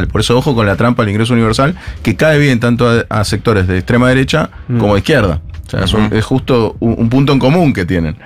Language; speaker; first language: Spanish; native; Spanish